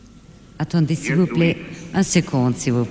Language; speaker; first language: French; non-native, fluent; German